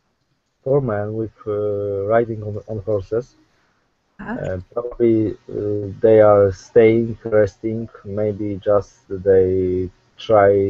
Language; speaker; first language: English; non-native, learner; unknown